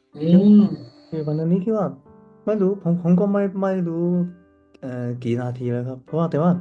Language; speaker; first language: Thai; non-native, learner; Cantonese